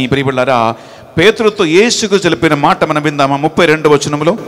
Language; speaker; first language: Telugu; non-native, local second language; Malayalam